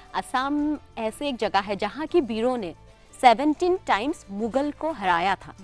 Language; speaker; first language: Hindi; non-native, local second language; Assamese